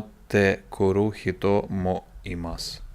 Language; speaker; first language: Japanese; non-native, learner; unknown